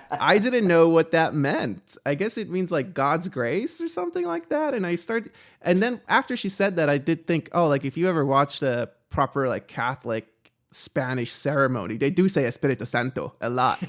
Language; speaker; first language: English; native; English